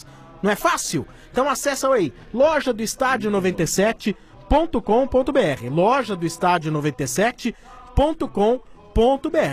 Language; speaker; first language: Portuguese; native; Portuguese